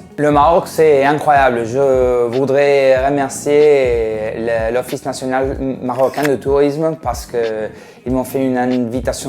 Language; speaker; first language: French; non-native, fluent; Spanish